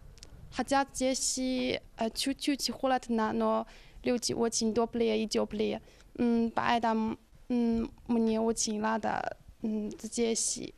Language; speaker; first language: Russian; non-native, learner; Chinese